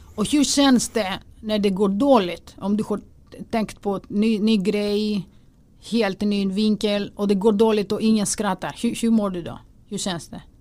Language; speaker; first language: Swedish; non-native, fluent; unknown